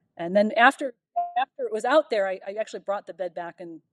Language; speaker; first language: English; native; English